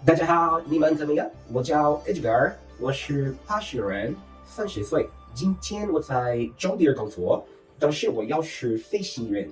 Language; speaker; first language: Chinese; non-native, learner; Portuguese